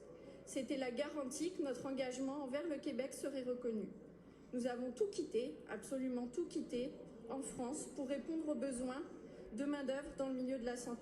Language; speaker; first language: French; native; French